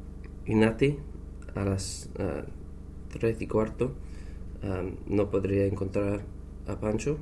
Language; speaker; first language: Spanish; non-native, learner; English